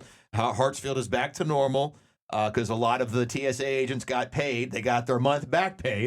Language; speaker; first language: English; native; English